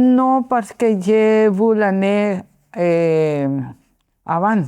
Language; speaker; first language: French; non-native, learner; Spanish